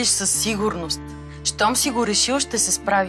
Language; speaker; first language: Bulgarian; native; Bulgarian